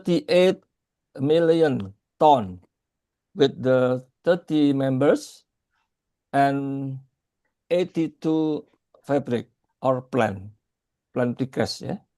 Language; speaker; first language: English; non-native, learner; Indonesian